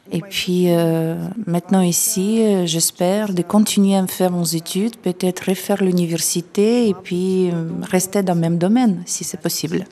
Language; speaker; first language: French; non-native, fluent; Russian